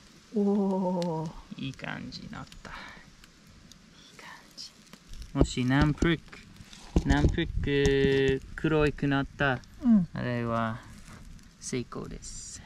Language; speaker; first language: Japanese; non-native, fluent; English